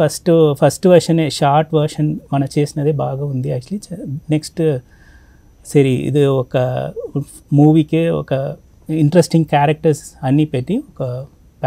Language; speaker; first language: Telugu; non-native, learner; Tamil